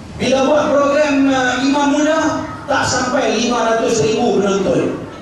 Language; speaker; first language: Malay; native; Malay